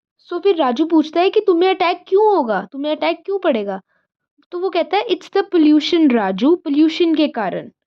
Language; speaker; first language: Hindi; native; Hindi